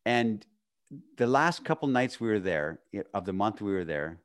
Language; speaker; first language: English; native; English